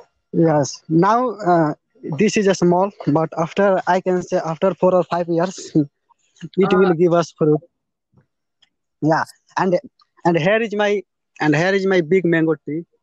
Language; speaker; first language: English; non-native, learner; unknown